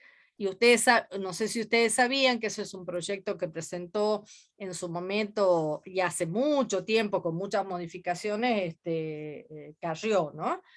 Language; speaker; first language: Spanish; native; Spanish